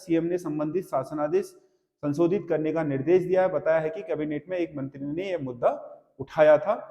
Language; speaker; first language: Hindi; native; Hindi